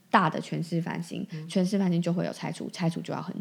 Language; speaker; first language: Chinese; native; Chinese